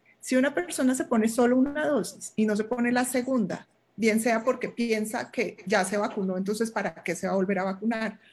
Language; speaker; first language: Spanish; native; Spanish